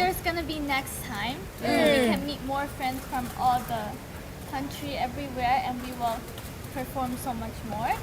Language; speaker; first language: English; non-native, fluent; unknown